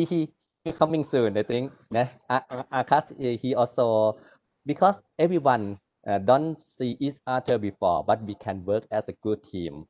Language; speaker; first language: English; non-native, learner; Thai